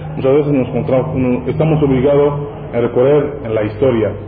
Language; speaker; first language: Spanish; non-native, fluent; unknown